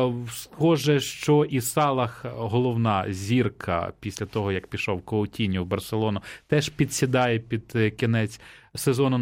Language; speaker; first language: Ukrainian; native; Ukrainian